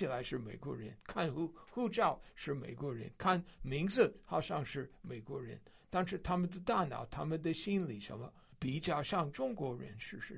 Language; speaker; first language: Chinese; non-native, fluent; English